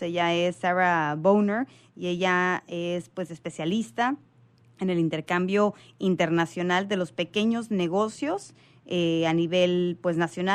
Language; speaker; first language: Spanish; native; Spanish